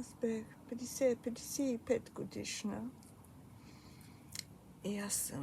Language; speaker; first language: Bulgarian; early bilingual, heritage; Bulgarian